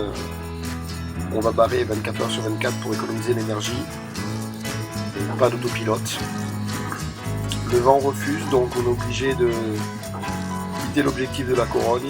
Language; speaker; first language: French; native; French